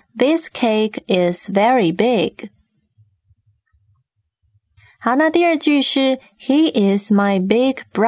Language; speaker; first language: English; non-native, fluent; Chinese